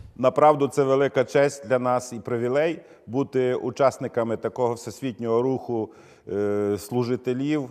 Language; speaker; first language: Ukrainian; native; Ukrainian